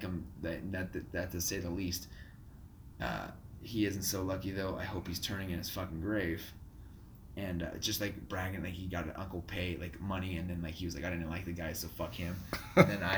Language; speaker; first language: English; native; English